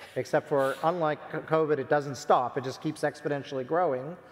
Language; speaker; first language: English; native; English